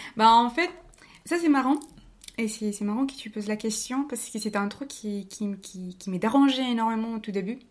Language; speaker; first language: French; non-native, fluent; Spanish